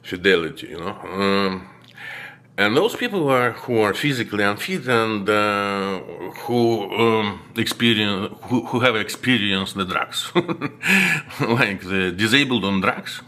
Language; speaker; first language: English; non-native, fluent; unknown